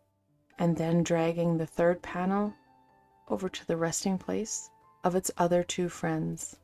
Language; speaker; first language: English; native; English